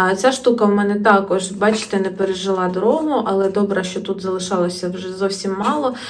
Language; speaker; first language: Ukrainian; non-native, local second language; Russian